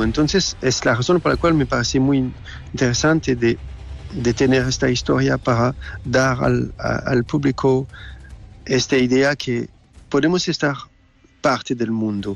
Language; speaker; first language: Spanish; non-native, fluent; French